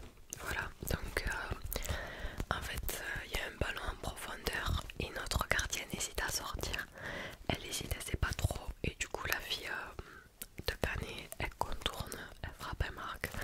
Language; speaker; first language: French; native; French